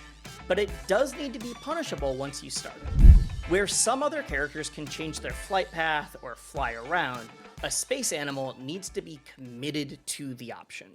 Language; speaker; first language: English; native; English